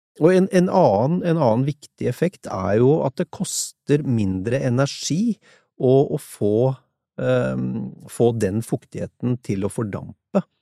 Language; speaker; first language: Norwegian; native; Norwegian